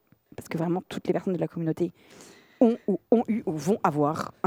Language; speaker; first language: French; native; French